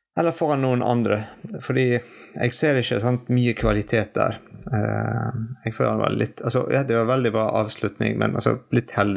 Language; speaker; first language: Norwegian; non-native, fluent; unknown